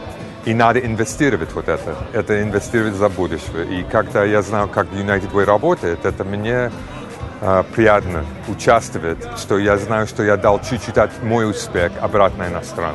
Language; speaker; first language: Russian; non-native, learner; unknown